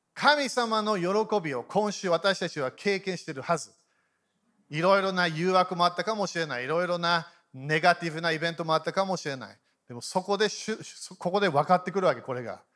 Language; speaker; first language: Japanese; native; Japanese